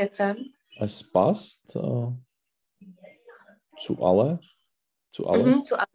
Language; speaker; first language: German; non-native, learner; Czech